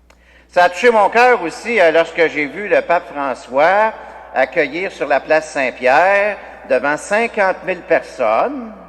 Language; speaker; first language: French; native; French